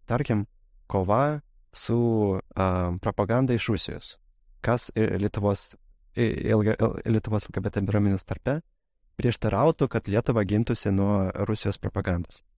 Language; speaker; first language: Lithuanian; non-native, fluent; Russian